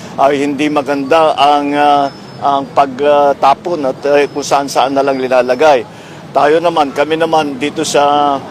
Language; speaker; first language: Filipino; native; Filipino